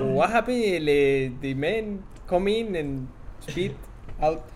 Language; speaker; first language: Spanish; native; Spanish